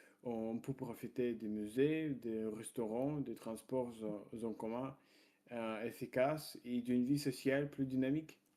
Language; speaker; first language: French; non-native, learner; Russian